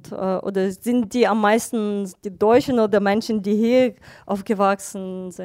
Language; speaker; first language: German; non-native, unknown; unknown